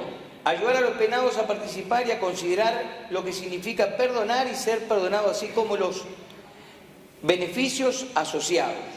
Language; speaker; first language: Spanish; native; Spanish